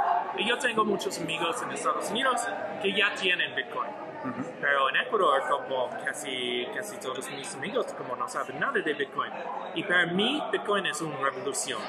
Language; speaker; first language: Spanish; non-native, learner; English